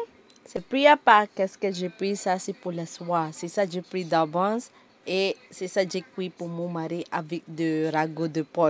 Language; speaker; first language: French; non-native, learner; Filipino